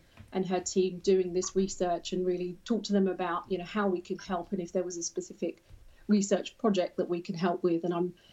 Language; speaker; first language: English; native; English